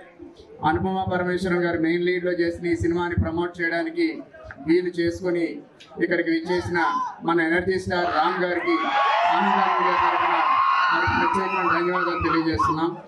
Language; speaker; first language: Telugu; native; Telugu